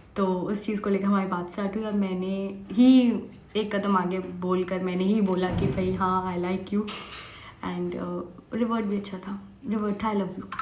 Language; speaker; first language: Hindi; non-native, local second language; Bangla